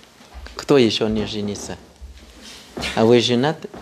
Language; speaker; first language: Russian; non-native, fluent; Thai